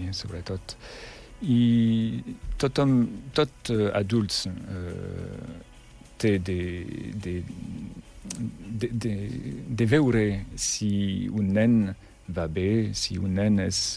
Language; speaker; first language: Catalan; non-native, learner; French